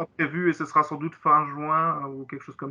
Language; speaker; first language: French; native; French